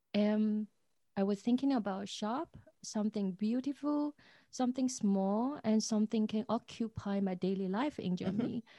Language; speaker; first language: English; non-native, fluent; Chinese